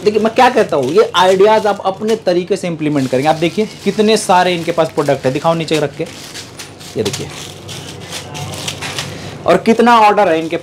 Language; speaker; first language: Hindi; native; Hindi